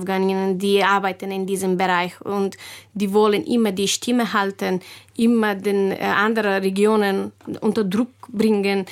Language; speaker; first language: German; non-native, learner; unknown